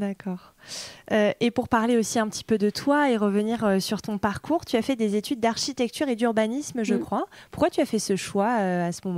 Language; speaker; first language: French; native; French